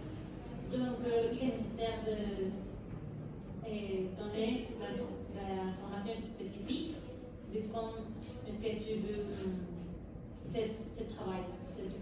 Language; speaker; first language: French; non-native, learner; Spanish